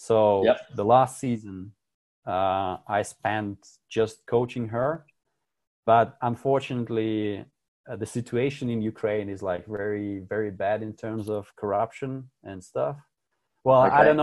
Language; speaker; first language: English; non-native, fluent; Russian